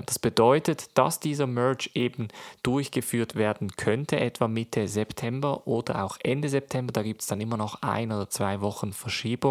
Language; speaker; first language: German; native; German